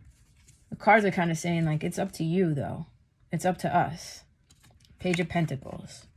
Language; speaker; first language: English; native; English